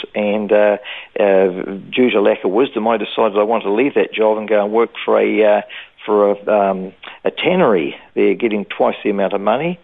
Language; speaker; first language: English; native; English